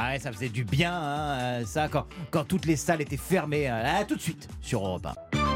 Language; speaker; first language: French; native; French